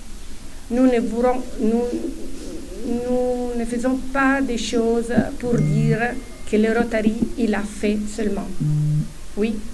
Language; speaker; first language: French; non-native, fluent; Italian